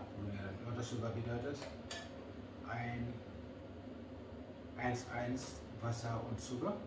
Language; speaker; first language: German; non-native, learner; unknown